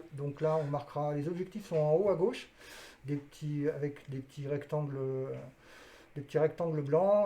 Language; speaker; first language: French; native; French